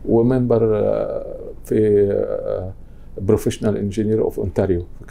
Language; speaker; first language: Arabic; native; Arabic